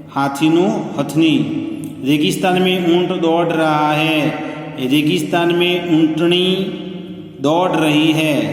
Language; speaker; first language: Hindi; non-native, local second language; Gujarati